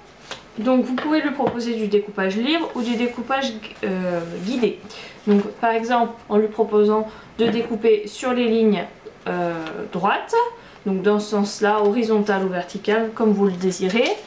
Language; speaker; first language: French; native; French